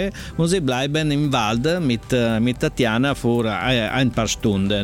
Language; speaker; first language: German; non-native, learner; Italian